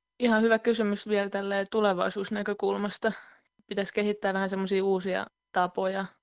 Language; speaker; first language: Finnish; native; Finnish